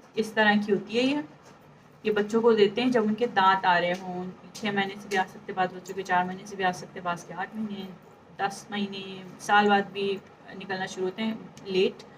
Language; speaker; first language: Urdu; native; Urdu